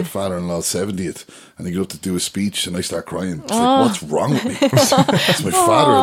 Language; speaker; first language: English; native; English